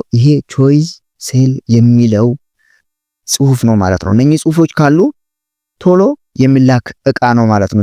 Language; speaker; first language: Amharic; native; Amharic